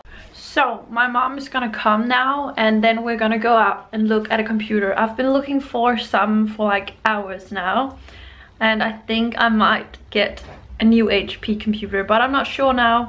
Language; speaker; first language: English; non-native, fluent; Danish